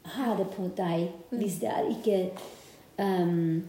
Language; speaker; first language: Norwegian; non-native, learner; English